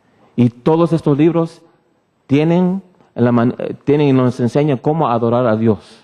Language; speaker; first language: Spanish; early bilingual, heritage; Spanish